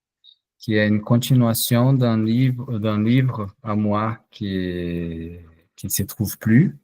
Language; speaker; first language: French; non-native, fluent; Portuguese